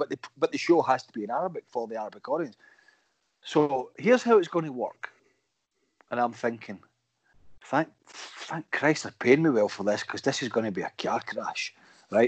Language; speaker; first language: English; native; English